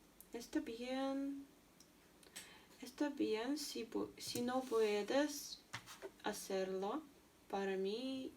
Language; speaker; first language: Spanish; non-native, learner; Russian